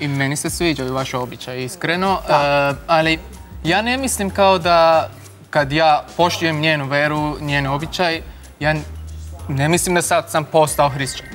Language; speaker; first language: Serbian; non-native, learner; Turkish